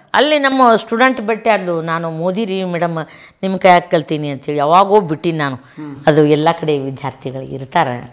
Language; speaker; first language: Kannada; native; Kannada